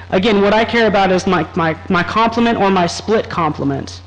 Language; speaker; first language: English; native; English